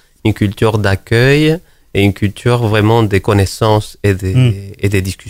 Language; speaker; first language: French; non-native, fluent; Spanish